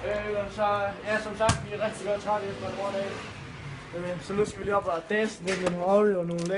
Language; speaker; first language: Danish; native; Danish